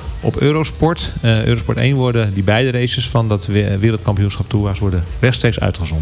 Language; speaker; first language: Dutch; native; Dutch